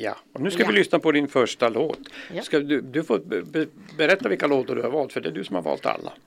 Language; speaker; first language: Swedish; native; Swedish